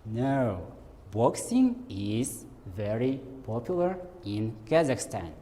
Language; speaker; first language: English; non-native, fluent; Kazakh